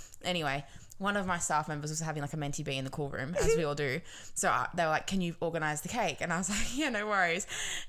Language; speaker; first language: English; native; English